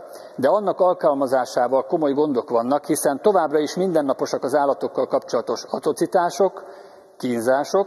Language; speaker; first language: Hungarian; native; Hungarian